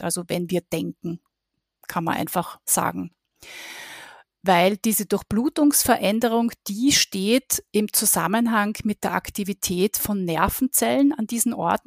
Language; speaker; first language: German; native; German